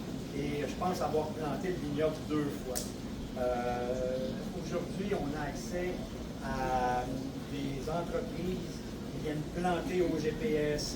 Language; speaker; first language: French; native; French